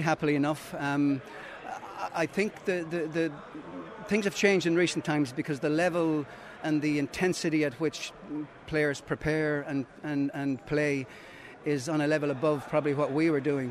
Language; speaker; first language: English; native; English